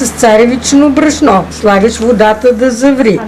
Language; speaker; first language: Bulgarian; native; Bulgarian